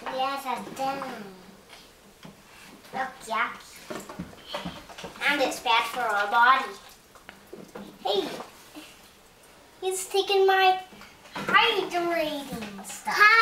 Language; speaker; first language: English; native; English